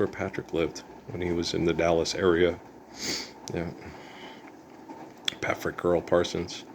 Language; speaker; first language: English; native; English